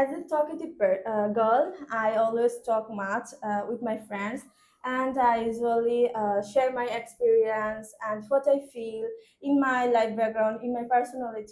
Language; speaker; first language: English; non-native, learner; Bangla